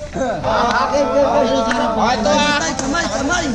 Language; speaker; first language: Filipino; native; Filipino